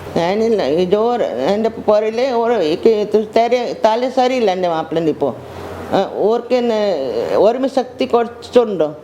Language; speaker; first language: Malayalam; non-native, learner; Hindi